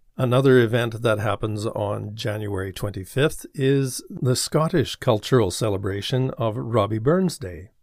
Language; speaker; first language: English; native; English